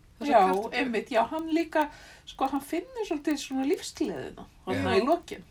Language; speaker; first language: Icelandic; non-native, fluent; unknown